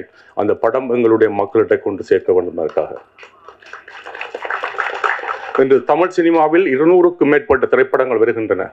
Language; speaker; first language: Tamil; native; Tamil